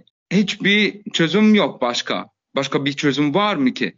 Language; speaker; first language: Turkish; non-native, fluent; Arabic